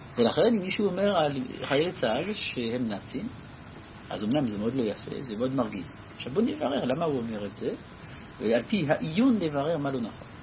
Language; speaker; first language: Hebrew; non-native, fluent; French